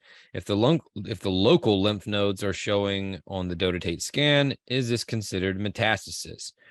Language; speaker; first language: English; native; English